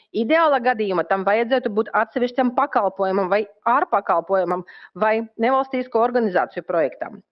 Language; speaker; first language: Latvian; non-native, local second language; Russian